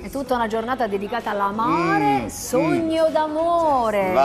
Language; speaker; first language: Italian; native; Italian